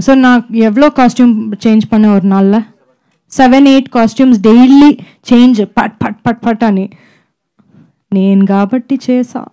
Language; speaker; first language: Telugu; non-native, fluent; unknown